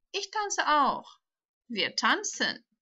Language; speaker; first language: German; non-native, fluent; Turkish